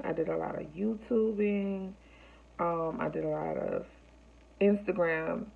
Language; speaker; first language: English; native; English